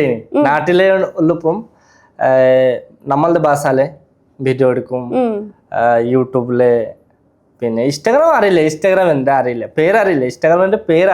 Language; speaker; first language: Malayalam; non-native, local second language; Bangla